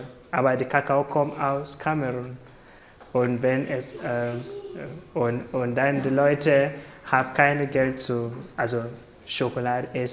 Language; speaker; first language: German; non-native, learner; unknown